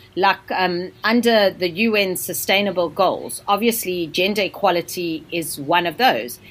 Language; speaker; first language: English; native; English